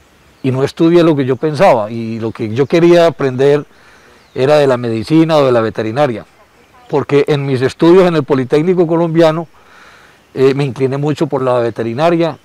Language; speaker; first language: Spanish; native; Spanish